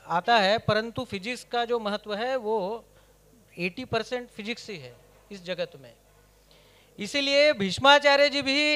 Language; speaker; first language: Hindi; non-native, local second language; Kannada